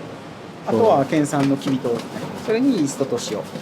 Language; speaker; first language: Japanese; native; Japanese